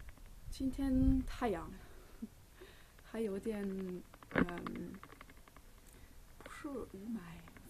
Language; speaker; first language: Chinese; non-native, learner; German